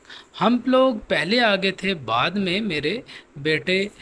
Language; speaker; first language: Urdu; non-native, local second language; Punjabi